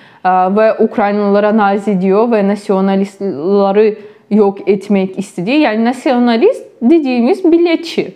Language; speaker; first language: Turkish; non-native, fluent; Ukrainian